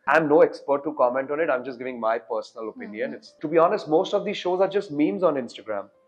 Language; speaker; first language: English; non-native, local second language; Hindi